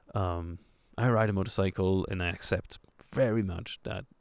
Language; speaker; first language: English; non-native, fluent; French